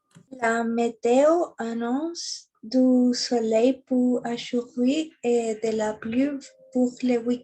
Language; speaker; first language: French; non-native, learner; Spanish